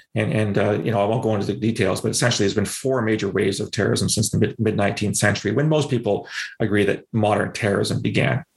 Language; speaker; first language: English; native; English